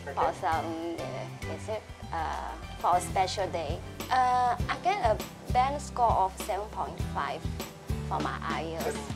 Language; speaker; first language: English; non-native, learner; Chinese